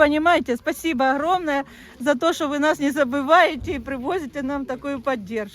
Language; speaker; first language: Russian; native; Russian